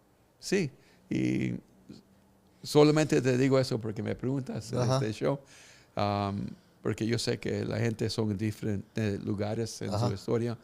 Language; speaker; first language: Spanish; early bilingual, heritage; Spanish